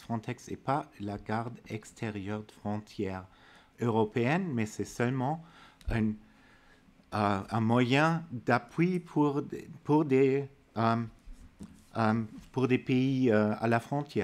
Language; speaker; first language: French; non-native, fluent; German